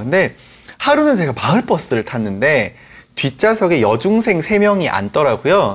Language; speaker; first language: Korean; native; Korean